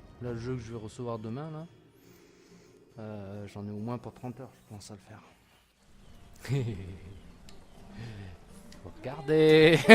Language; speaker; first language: French; native; French